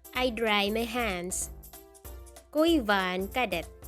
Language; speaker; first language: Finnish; non-native, learner; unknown